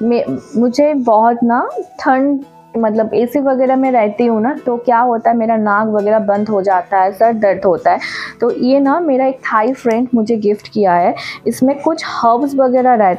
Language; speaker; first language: Hindi; non-native, local second language; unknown